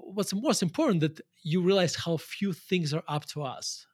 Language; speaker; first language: English; non-native, fluent; Russian